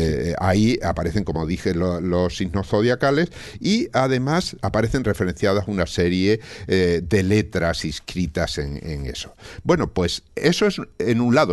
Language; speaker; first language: Spanish; native; Spanish